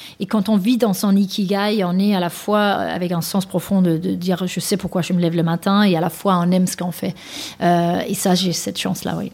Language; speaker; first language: French; non-native, fluent; Danish